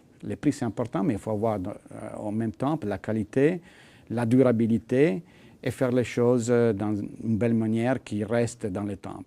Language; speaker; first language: French; non-native, fluent; Italian